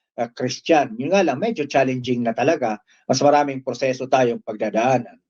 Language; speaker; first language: Filipino; native; Filipino